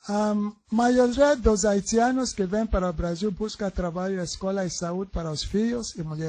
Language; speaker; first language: Portuguese; non-native, learner; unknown